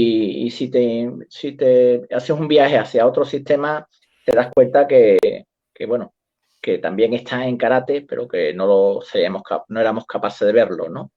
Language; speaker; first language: Spanish; native; Spanish